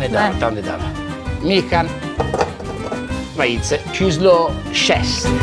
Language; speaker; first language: Czech; non-native, learner; Italian